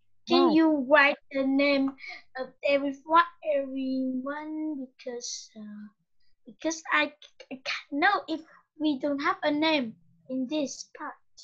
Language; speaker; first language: English; non-native, learner; Vietnamese